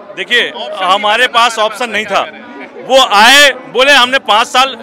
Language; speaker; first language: Hindi; native; Hindi